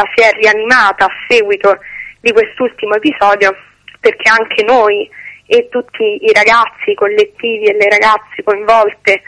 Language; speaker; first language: Italian; native; Italian